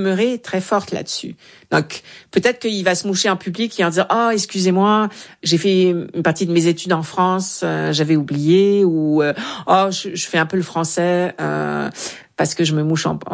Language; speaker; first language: French; native; French